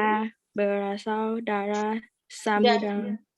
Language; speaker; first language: Indonesian; non-native, learner; Thai